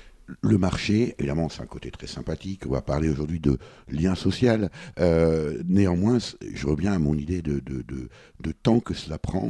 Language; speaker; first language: French; native; French